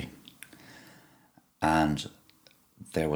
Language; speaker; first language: English; native; English